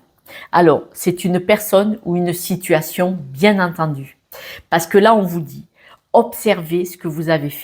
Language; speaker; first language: French; native; French